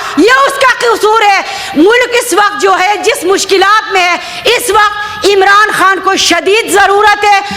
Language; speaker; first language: Urdu; non-native, local second language; Khowar